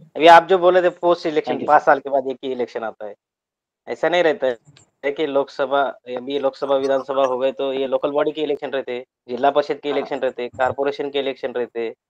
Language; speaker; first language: Hindi; native; Hindi